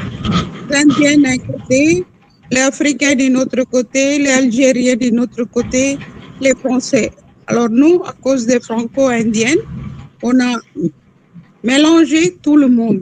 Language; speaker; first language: French; non-native, local second language; Tamil